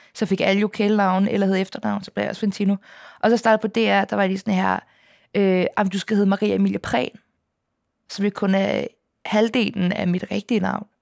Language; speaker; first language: Danish; native; Danish